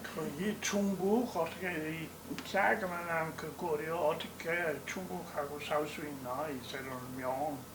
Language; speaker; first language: Korean; non-native, learner; English